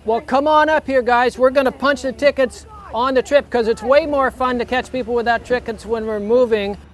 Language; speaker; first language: English; native; English